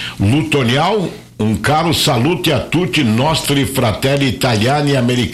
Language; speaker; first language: Italian; non-native, learner; Portuguese